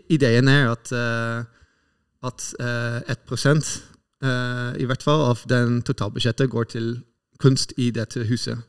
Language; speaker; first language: Norwegian; non-native, fluent; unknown